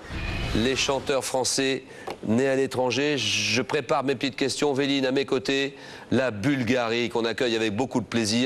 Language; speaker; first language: French; native; French